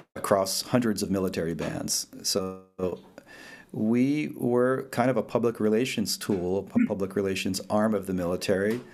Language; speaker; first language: English; early bilingual, other home language; Italian